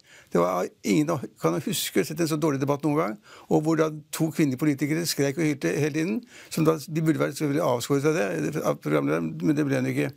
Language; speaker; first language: Norwegian; native; Norwegian